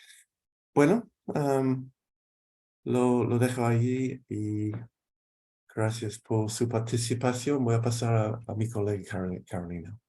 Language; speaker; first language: Spanish; non-native, fluent; English